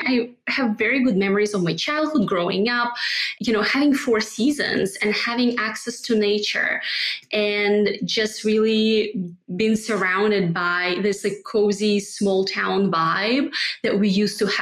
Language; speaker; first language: English; non-native, fluent; Russian